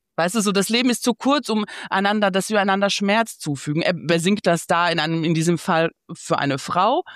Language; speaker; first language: German; early bilingual, other home language; Bosnian